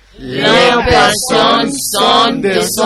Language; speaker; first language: French; non-native, learner; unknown